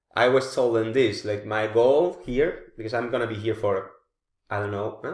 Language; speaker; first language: English; non-native, fluent; Spanish